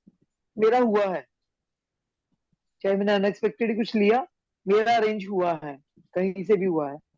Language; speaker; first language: Hindi; native; Hindi